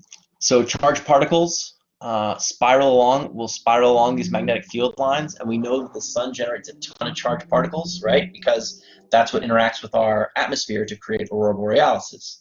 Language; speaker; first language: English; native; English